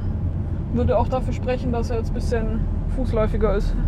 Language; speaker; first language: German; native; German